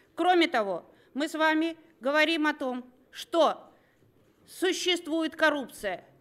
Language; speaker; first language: Russian; native; Russian